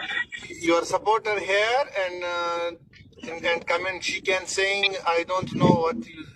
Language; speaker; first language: English; non-native, learner; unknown